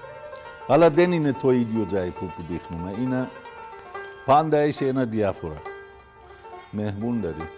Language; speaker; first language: Greek; non-native, learner; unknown